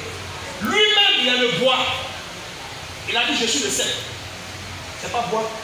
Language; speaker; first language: French; native; French